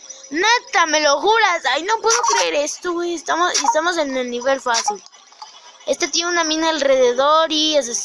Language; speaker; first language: Spanish; native; Spanish